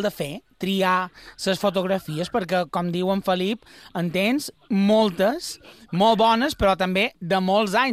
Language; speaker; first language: Catalan; native; Catalan